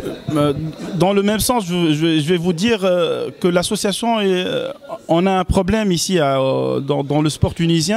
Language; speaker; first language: French; non-native, local second language; Arabic